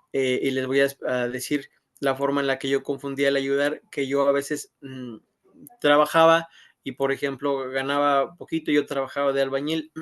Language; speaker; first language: Spanish; native; Spanish